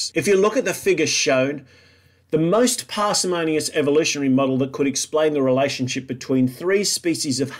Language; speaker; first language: English; native; English